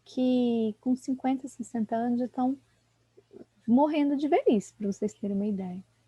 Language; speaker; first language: Portuguese; native; Portuguese